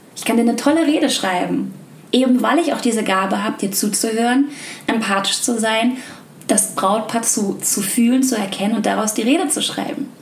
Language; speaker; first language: German; native; German